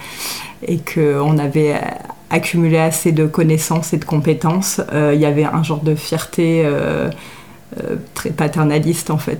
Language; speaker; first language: French; native; French